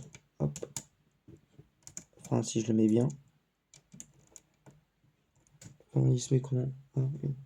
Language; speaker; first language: French; native; French